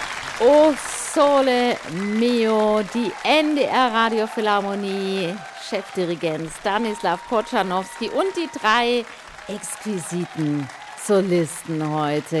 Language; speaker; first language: German; native; German